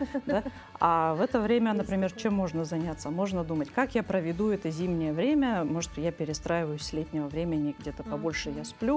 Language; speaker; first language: Russian; native; Russian